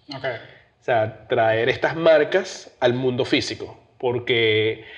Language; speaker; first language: Spanish; early bilingual, heritage; Spanish